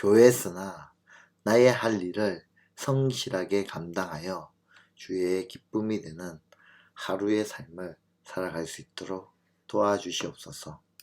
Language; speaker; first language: Korean; native; Korean